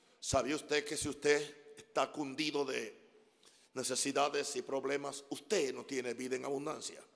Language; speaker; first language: Spanish; non-native, fluent; English